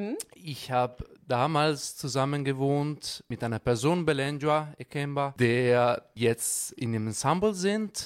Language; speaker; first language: German; non-native, fluent; Italian